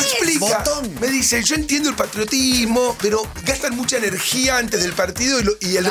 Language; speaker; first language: Spanish; native; Spanish